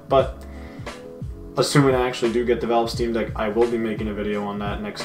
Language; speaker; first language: English; native; English